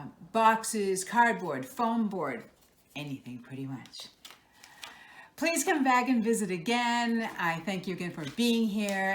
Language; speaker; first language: English; native; English